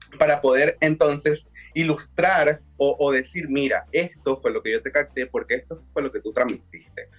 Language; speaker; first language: Spanish; native; Spanish